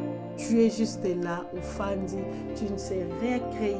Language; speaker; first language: French; non-native, local second language; Lingala